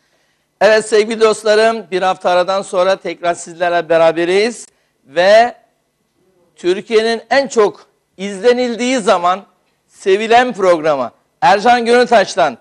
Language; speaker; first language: Turkish; native; Turkish